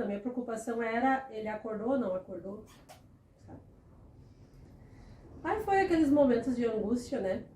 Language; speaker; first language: Portuguese; native; Portuguese